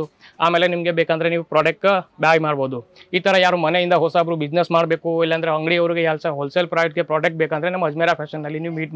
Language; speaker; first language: Kannada; non-native, fluent; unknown